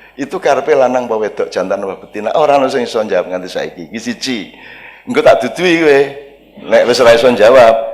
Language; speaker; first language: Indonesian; non-native, local second language; Javanese